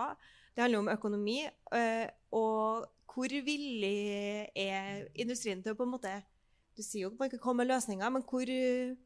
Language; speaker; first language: Norwegian; native; Norwegian